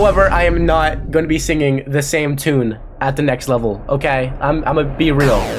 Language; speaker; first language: English; native; English